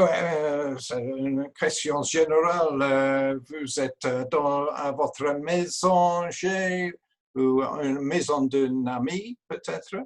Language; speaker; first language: French; non-native, learner; English